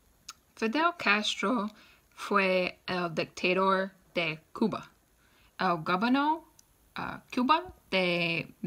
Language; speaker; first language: Spanish; non-native, learner; English